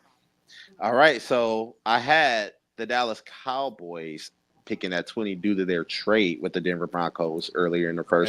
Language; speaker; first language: English; native; English